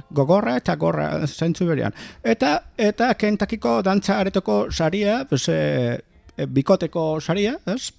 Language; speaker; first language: Basque; non-native, learner; English